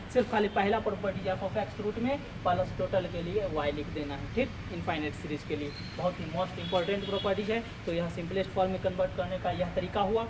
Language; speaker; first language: Hindi; native; Hindi